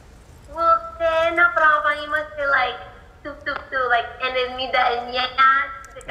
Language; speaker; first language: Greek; early bilingual, heritage; Greek